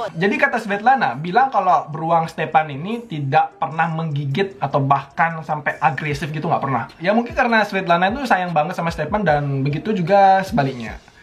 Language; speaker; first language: Indonesian; native; Indonesian